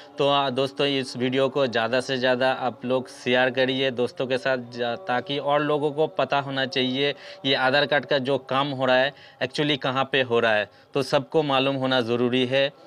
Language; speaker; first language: Hindi; non-native, local second language; Bangla